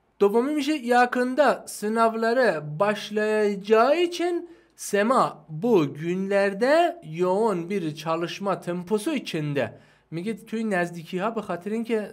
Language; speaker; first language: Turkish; non-native, fluent; Persian